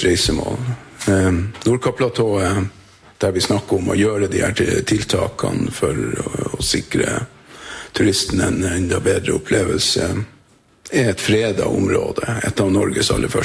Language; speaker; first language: Norwegian; native; Norwegian